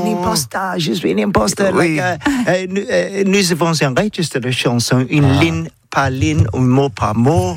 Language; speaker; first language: French; non-native, learner; English